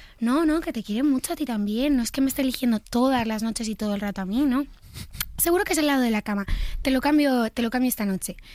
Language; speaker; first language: Spanish; native; Spanish